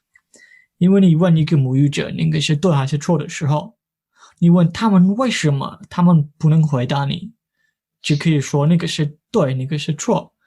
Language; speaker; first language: Chinese; non-native, fluent; English